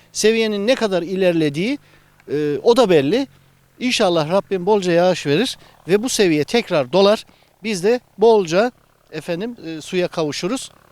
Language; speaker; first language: Turkish; native; Turkish